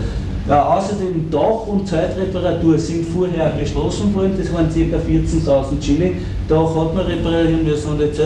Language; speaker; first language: German; native; German